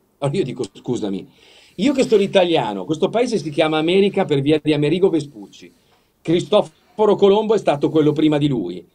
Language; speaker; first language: Italian; early bilingual, heritage; Italian